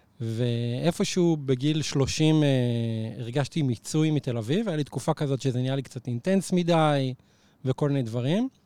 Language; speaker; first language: Hebrew; native; Hebrew